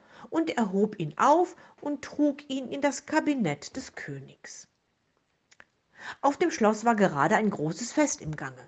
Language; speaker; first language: German; native; German